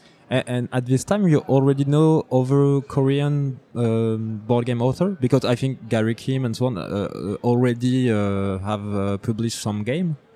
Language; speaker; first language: English; non-native, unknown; French